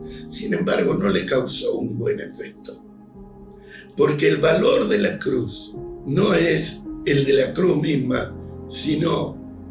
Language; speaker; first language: Spanish; native; Spanish